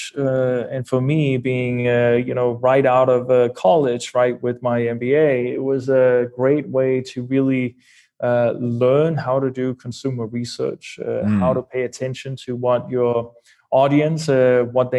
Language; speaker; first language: English; non-native, fluent; Danish